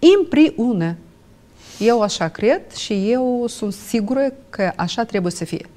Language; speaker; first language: Romanian; non-native, local second language; Russian